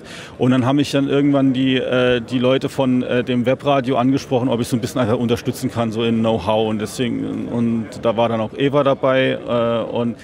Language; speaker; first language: German; native; German